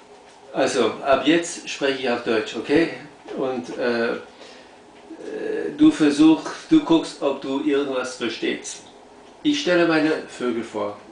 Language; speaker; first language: German; non-native, fluent; English